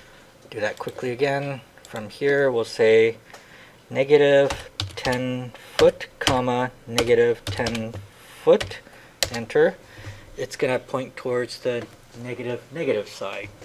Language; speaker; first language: English; native; English